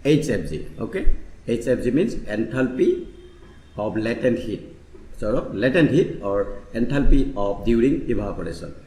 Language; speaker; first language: English; non-native, local second language; Assamese